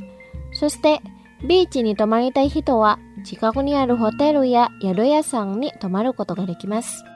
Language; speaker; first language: Japanese; non-native, fluent; Indonesian